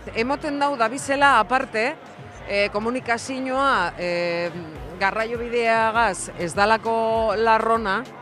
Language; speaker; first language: Basque; native; Basque